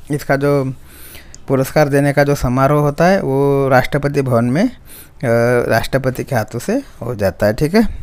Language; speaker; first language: Hindi; non-native, local second language; Marathi